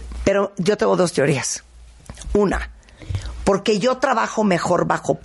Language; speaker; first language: Spanish; native; Spanish